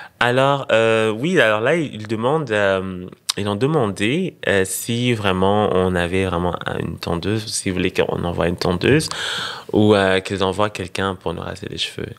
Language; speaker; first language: French; non-native, local second language; Rundi